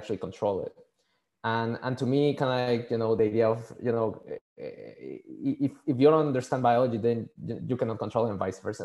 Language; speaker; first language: English; non-native, fluent; Spanish